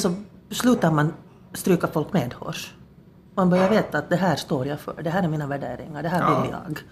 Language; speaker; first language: Swedish; native; Swedish